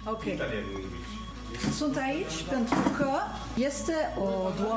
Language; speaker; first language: Romanian; non-native, learner; French